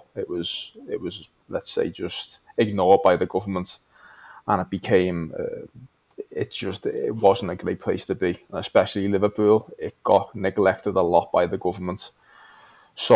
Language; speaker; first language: English; native; English